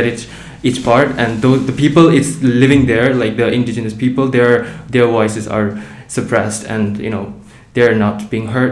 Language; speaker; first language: English; non-native, local second language; Tibetan